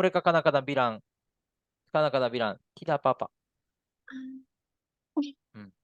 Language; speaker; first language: Indonesian; non-native, fluent; Japanese